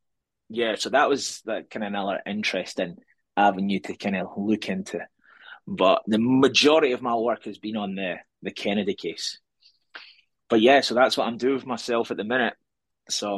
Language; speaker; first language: English; native; English